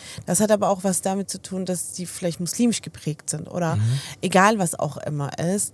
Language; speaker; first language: German; early bilingual, other home language; Arabic